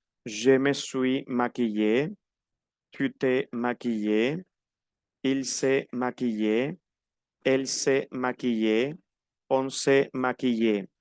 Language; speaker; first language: French; non-native, fluent; Spanish